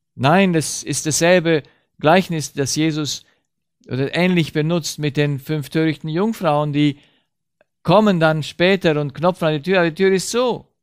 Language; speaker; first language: German; early bilingual, heritage; Romanian